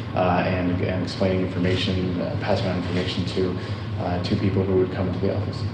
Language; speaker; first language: English; native; English